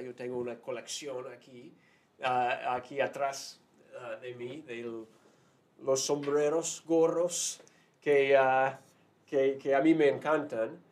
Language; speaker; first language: Spanish; non-native, fluent; English